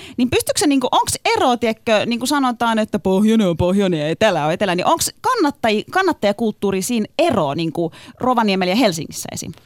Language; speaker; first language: Finnish; early bilingual, other home language; Turkish